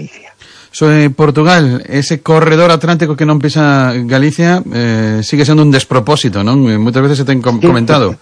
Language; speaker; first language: Galician; non-native, local second language; Spanish